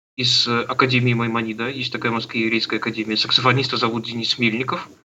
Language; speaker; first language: Russian; native; Russian